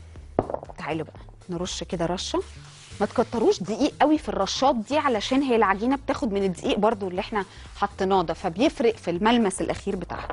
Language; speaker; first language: Arabic; native; Arabic